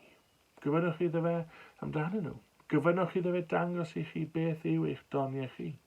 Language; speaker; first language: Welsh; native; Welsh